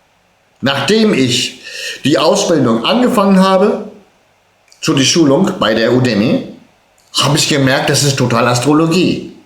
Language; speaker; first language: German; early bilingual, other home language; Turkish